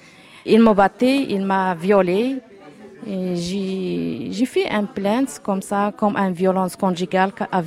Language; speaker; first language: French; non-native, learner; Arabic